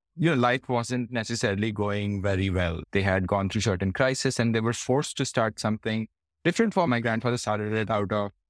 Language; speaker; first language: English; non-native, local second language; Hindi